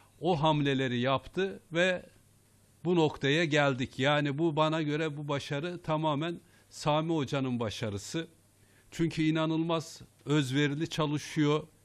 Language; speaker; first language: Turkish; native; Turkish